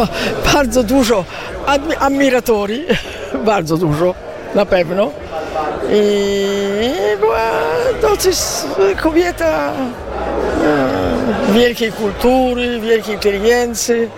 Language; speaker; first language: Polish; early bilingual, heritage; Italian